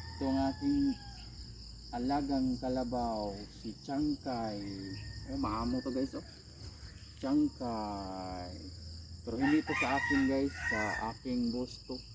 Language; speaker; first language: Filipino; non-native, local second language; Cebuano